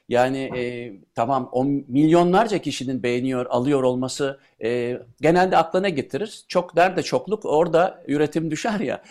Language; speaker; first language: Turkish; native; Turkish